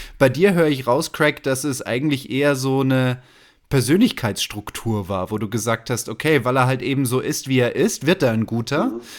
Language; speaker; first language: German; native; German